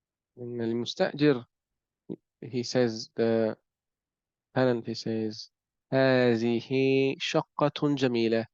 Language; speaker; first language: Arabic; non-native, fluent; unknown